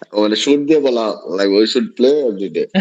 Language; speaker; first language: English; non-native, learner; Bangla